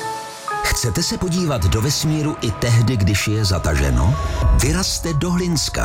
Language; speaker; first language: Czech; native; Czech